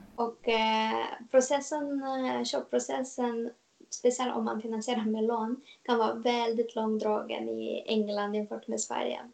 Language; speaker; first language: Swedish; non-native, fluent; Romanian